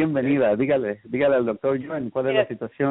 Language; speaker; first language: Spanish; native; Spanish